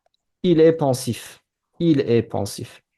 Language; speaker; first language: French; non-native, fluent; Azerbaijani